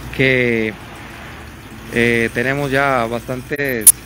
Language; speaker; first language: Spanish; native; Spanish